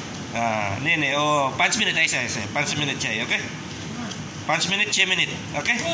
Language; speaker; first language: Hindi; non-native, learner; Filipino